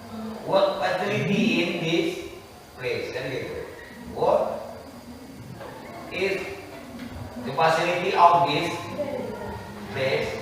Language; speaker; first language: English; non-native, learner; Indonesian